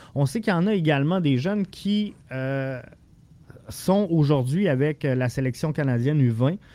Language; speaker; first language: French; native; French